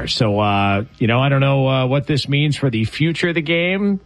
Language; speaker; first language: English; native; English